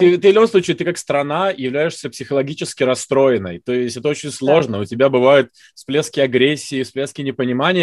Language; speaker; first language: Russian; native; Russian